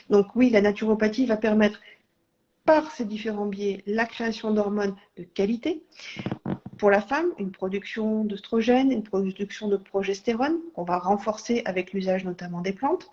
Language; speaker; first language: French; native; French